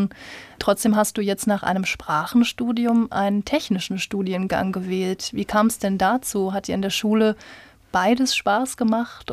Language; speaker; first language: German; native; German